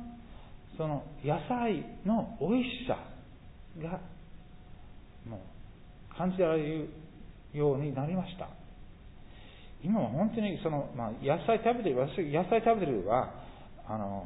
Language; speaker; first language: Japanese; non-native, fluent; English